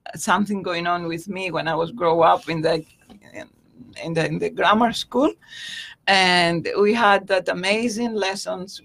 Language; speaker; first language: English; non-native, fluent; Greek